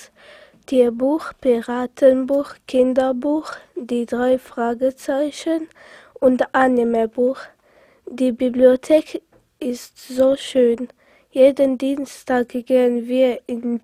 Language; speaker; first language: German; non-native, local second language; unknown